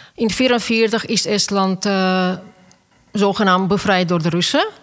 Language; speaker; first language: Dutch; non-native, fluent; Estonian